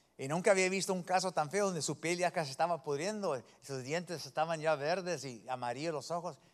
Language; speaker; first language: Spanish; early bilingual, heritage; Spanish